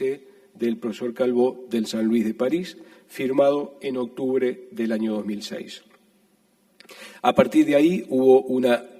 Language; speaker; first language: Spanish; native; Spanish